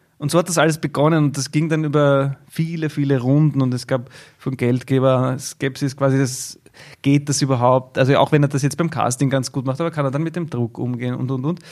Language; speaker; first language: German; native; German